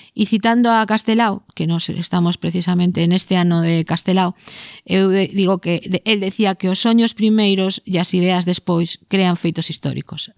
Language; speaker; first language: Galician; native; Galician